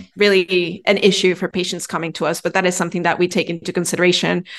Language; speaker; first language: English; non-native, fluent; Spanish